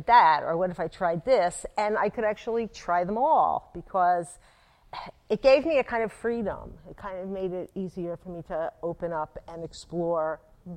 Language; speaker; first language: English; native; English